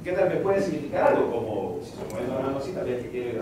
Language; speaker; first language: Spanish; native; Spanish